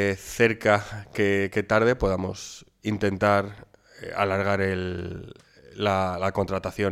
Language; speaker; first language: Spanish; native; Spanish